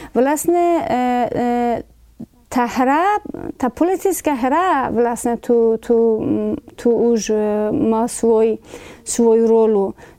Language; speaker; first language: Slovak; non-native, fluent; Persian